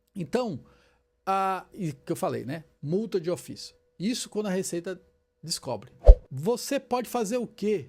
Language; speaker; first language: Portuguese; native; Portuguese